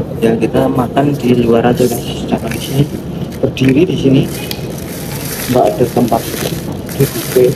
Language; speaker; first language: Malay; non-native, local second language; Javanese